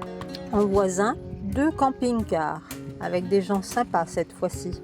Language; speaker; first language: French; native; French